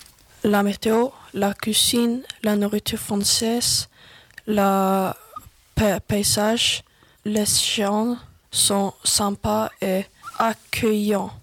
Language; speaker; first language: French; non-native, learner; Swedish